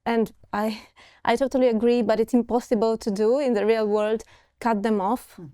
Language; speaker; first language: English; non-native, fluent; Romanian